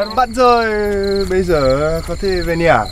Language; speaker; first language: Vietnamese; non-native, learner; French